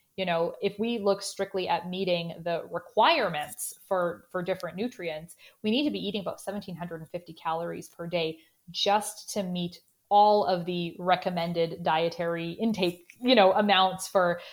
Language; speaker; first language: English; native; English